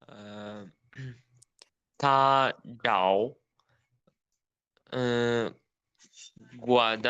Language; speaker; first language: Chinese; non-native, learner; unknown